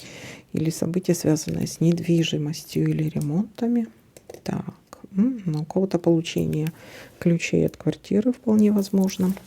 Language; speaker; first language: Russian; native; Russian